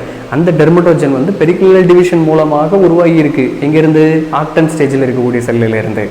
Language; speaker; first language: Tamil; native; Tamil